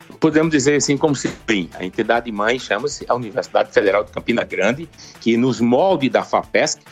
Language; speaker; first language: Portuguese; native; Portuguese